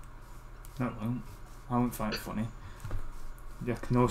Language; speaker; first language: English; native; English